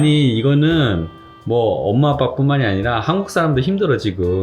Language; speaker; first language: Korean; native; Korean